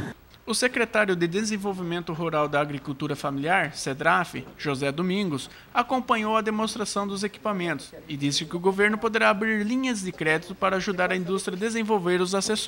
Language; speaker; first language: Portuguese; native; Portuguese